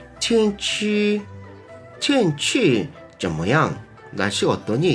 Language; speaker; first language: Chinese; non-native, learner; Korean